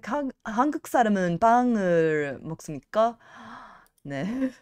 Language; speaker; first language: Korean; non-native, learner; English